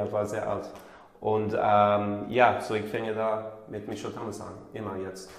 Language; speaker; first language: German; non-native, learner; English